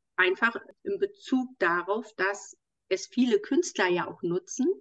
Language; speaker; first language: German; native; German